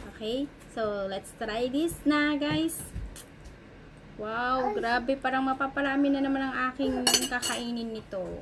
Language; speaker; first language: Filipino; native; Filipino